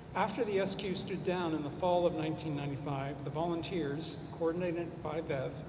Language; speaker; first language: English; native; English